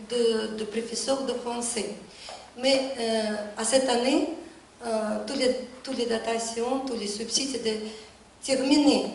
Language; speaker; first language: French; non-native, learner; Russian